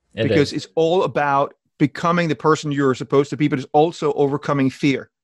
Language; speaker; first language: English; non-native, fluent; Danish